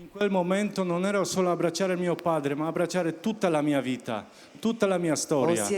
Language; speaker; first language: Italian; non-native, fluent; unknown